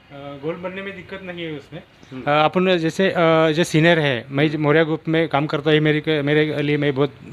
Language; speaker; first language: Hindi; non-native, local second language; Marathi